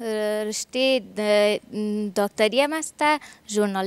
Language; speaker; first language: Persian; native; Persian